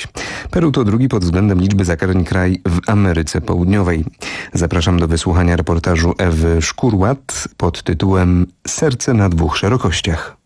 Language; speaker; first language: Polish; native; Polish